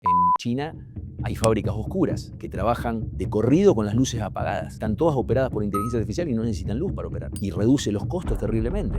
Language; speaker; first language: Spanish; native; Spanish